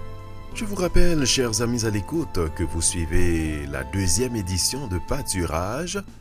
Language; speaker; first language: French; native; French